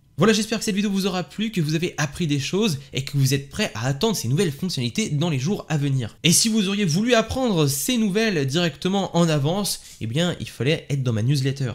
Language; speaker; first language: French; native; French